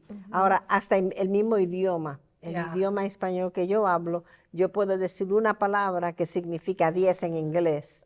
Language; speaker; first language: Spanish; early bilingual, heritage; Spanish